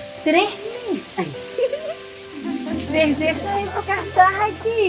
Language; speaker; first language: Spanish; native; Spanish